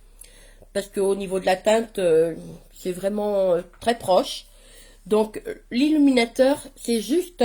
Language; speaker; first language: French; native; French